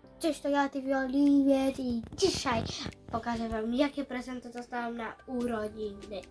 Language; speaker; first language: Polish; early bilingual, heritage; Polish